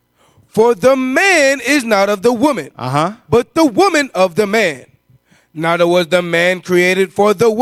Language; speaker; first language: English; native; English